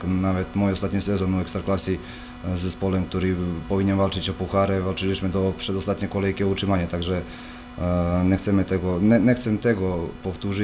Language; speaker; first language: Polish; non-native, fluent; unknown